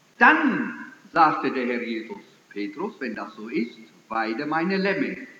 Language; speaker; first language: German; early bilingual, heritage; German